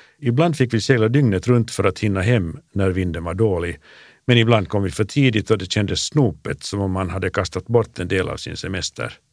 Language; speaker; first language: Swedish; native; Swedish